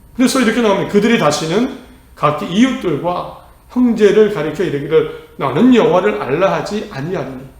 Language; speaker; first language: Korean; native; Korean